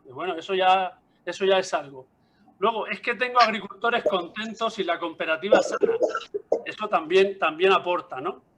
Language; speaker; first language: Spanish; native; Spanish